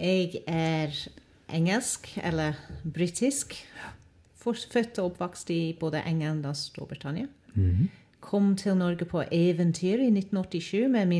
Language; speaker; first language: Norwegian; non-native, fluent; English